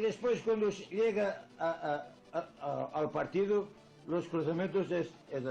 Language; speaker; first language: Spanish; non-native, learner; Portuguese